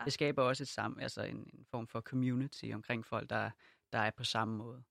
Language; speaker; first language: Danish; native; Danish